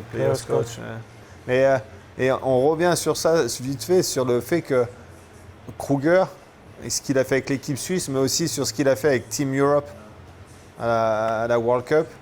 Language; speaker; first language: French; native; French